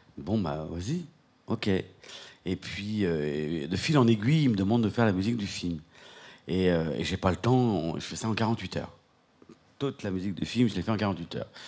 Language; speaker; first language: French; native; French